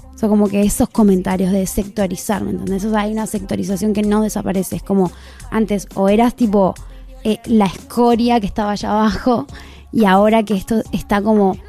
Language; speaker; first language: Spanish; native; Spanish